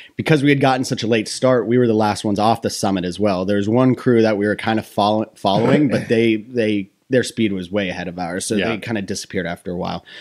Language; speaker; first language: English; native; English